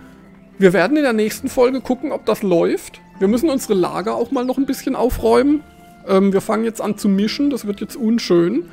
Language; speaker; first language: German; native; German